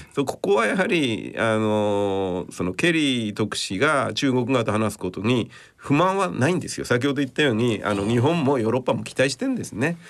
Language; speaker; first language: Japanese; native; Japanese